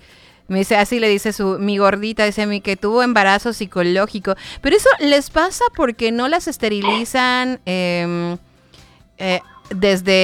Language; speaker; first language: Spanish; native; Spanish